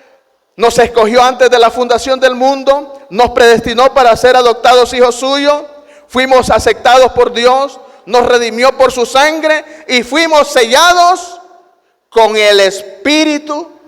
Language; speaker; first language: Spanish; native; Spanish